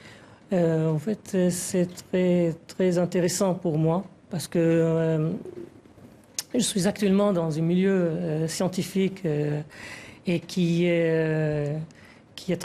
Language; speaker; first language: French; non-native, fluent; Arabic